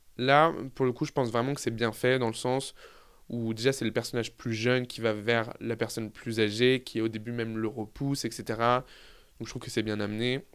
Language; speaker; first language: French; native; French